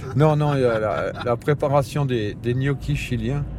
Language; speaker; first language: French; non-native, fluent; Spanish